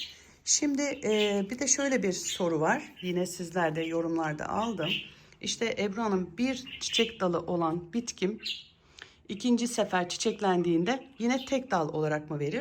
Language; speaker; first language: Turkish; native; Turkish